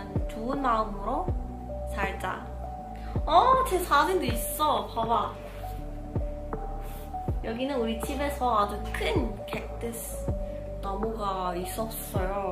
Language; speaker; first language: Korean; non-native, fluent; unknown